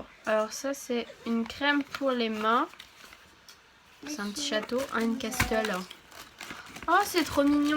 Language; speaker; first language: French; native; French